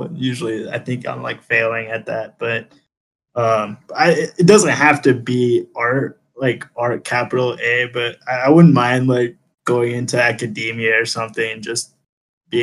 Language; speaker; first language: English; early bilingual, other home language; Spanish